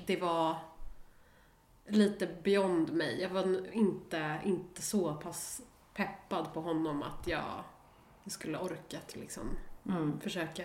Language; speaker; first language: Swedish; native; Swedish